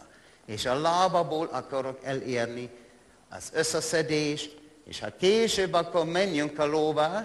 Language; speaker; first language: Hungarian; non-native, learner; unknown